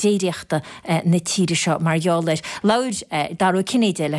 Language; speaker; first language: Irish; native; Irish